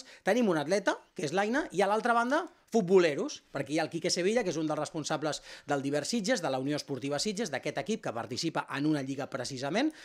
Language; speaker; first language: Catalan; native; Catalan